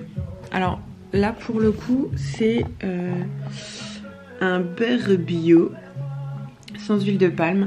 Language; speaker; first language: French; native; French